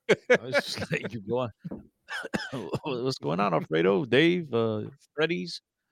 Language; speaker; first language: English; early bilingual, other home language; Portuguese